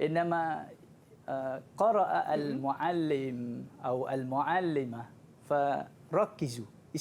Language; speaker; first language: Arabic; non-native, fluent; Malay